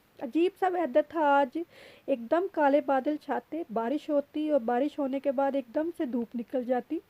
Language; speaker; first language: Urdu; native; Urdu